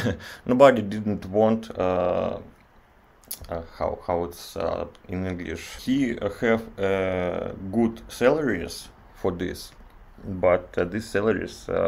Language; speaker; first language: English; non-native, learner; Russian